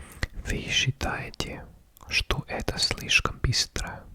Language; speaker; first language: Russian; non-native, learner; English